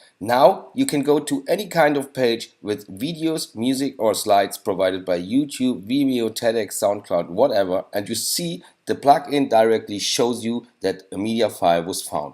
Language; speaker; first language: English; non-native, fluent; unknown